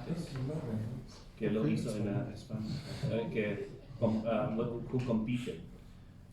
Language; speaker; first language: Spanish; early bilingual, heritage; Filipino